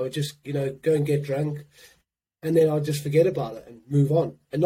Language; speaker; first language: English; native; English